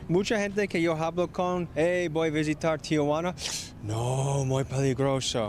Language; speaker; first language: Spanish; non-native, learner; English